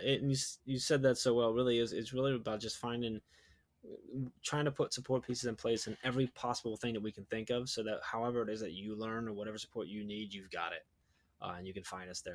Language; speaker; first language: English; native; English